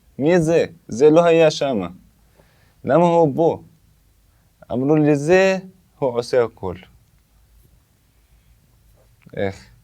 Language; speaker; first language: Hebrew; non-native, local second language; Arabic